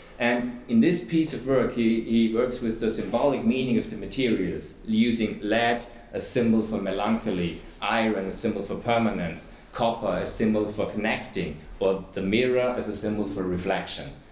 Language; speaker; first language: English; non-native, fluent; German